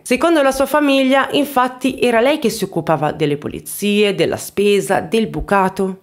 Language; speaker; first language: Italian; native; Italian